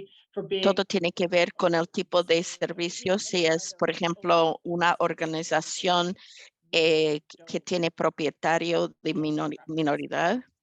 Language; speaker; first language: Spanish; non-native, fluent; English